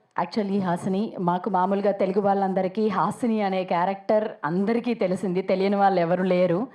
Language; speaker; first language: Telugu; native; Telugu